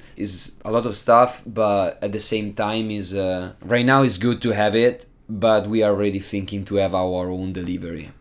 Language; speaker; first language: English; non-native, fluent; Italian